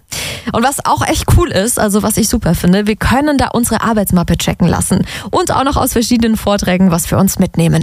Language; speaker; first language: German; native; German